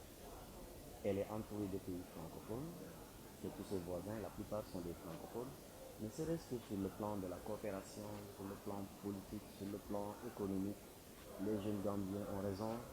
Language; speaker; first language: French; non-native, fluent; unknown